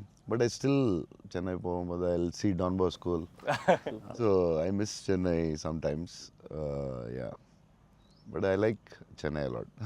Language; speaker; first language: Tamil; non-native, local second language; Telugu